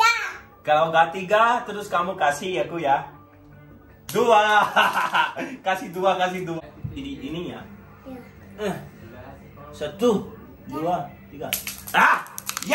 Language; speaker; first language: Indonesian; non-native, learner; Urdu